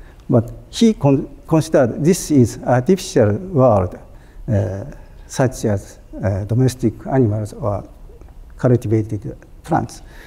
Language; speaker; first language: English; non-native, fluent; Japanese